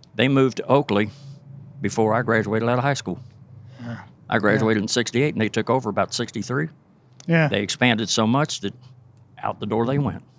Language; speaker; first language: English; native; English